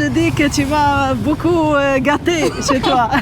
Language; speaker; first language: French; non-native, local second language; Arabic